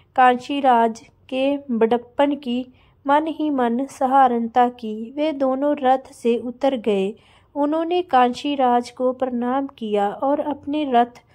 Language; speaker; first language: Hindi; non-native, local second language; Punjabi